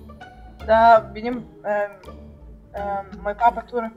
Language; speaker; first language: Russian; non-native, local second language; Kazakh